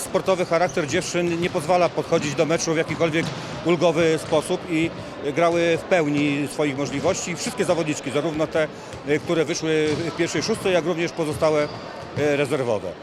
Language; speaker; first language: Polish; native; Polish